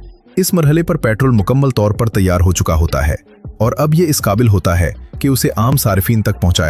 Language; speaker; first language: Urdu; native; Urdu